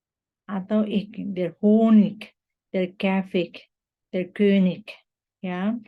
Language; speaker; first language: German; non-native, fluent; Indonesian